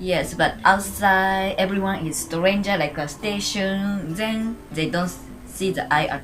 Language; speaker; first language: English; non-native, fluent; Japanese